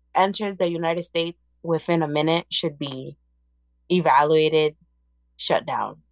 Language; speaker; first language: English; early bilingual, other home language; Spanish